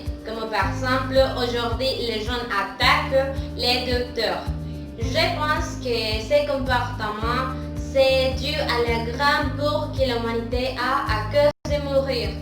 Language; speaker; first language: French; non-native, fluent; Spanish